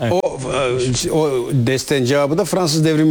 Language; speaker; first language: Turkish; native; Turkish